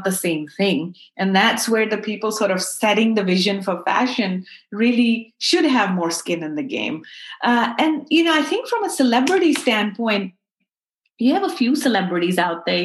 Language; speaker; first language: English; non-native, local second language; Urdu